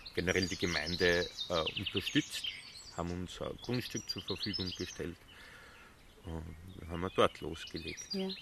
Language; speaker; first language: German; native; German